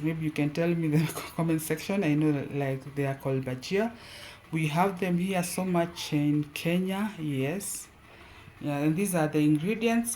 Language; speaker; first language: English; non-native, local second language; Swahili